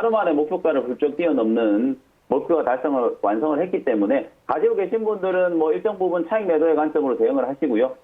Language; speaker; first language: Korean; native; Korean